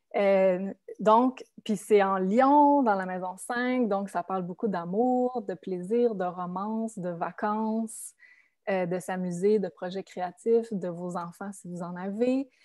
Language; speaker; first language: French; native; French